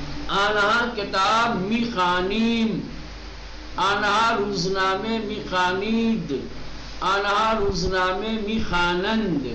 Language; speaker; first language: Persian; non-native, fluent; Urdu